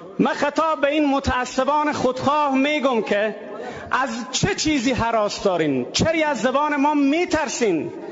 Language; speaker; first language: Persian; native; Persian